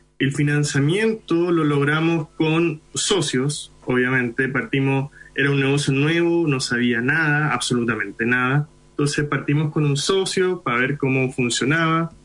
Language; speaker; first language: Spanish; early bilingual, other home language; Hindi